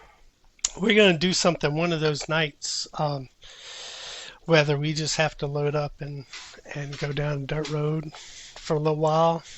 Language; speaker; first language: English; native; English